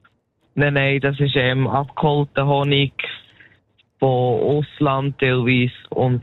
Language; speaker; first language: German; native; German